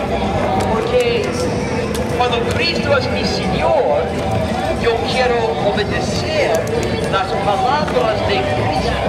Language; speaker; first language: Spanish; non-native, learner; English